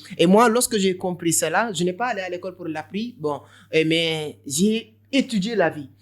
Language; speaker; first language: French; non-native, local second language; Wolof